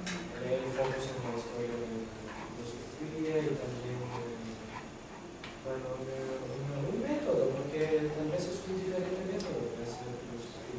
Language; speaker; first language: Spanish; non-native, fluent; Greek